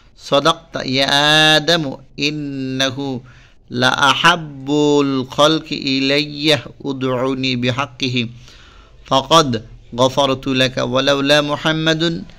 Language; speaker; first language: Arabic; non-native, fluent; Bangla